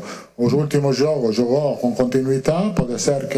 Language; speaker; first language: Portuguese; non-native, learner; Italian